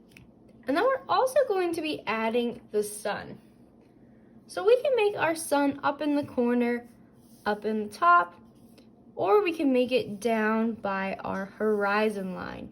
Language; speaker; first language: English; native; English